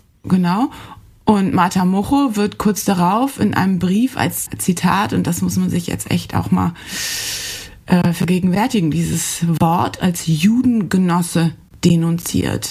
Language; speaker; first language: German; native; German